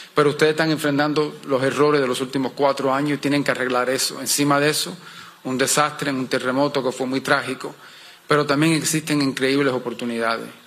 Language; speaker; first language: Spanish; early bilingual, heritage; Spanish